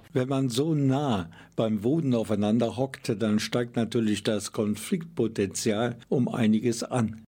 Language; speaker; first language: German; native; German